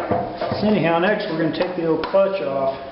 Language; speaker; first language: English; native; English